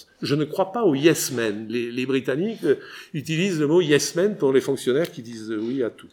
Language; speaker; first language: French; native; French